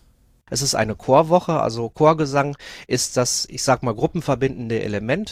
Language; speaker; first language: German; native; German